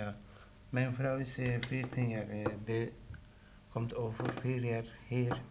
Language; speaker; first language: Dutch; non-native, learner; Turkish